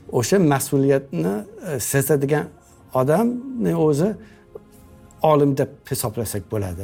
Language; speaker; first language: Uzbek; non-native, fluent; English